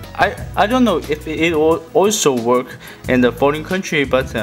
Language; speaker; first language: English; non-native, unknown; Korean